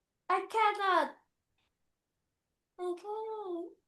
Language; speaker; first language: English; non-native, learner; Vietnamese